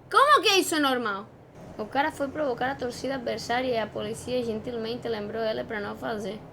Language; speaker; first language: Portuguese; non-native, fluent; Spanish